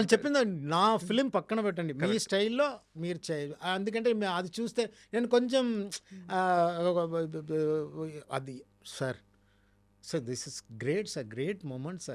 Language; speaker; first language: Telugu; non-native, fluent; Tamil